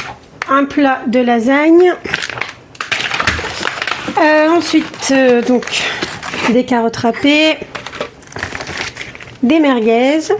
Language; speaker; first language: French; native; French